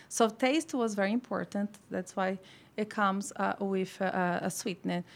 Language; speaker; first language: English; non-native, fluent; Portuguese